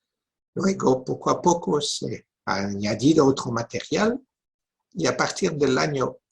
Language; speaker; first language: Spanish; non-native, fluent; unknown